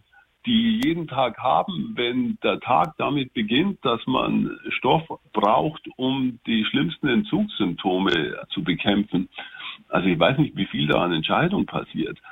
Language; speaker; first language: German; native; German